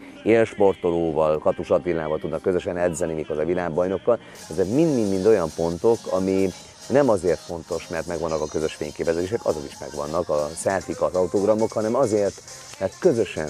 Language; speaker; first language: Hungarian; native; Hungarian